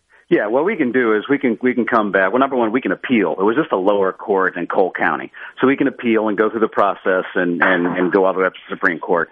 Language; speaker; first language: English; native; English